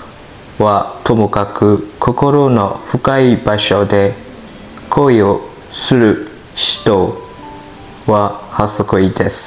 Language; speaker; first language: Japanese; non-native, learner; Burmese